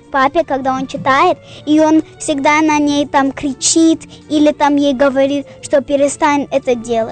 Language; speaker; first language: Russian; early bilingual, heritage; Russian